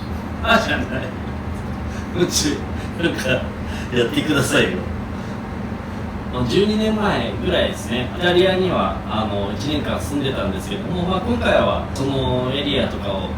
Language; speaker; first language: Japanese; native; Japanese